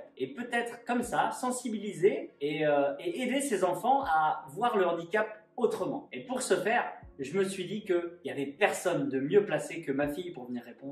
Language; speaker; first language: French; native; French